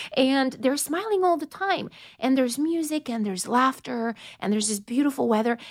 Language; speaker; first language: English; non-native, fluent; Romanian